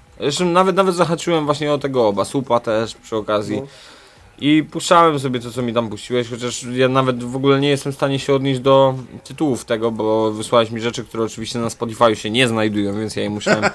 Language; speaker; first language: Polish; native; Polish